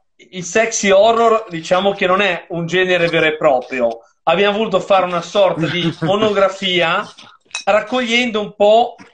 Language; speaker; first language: Italian; native; Italian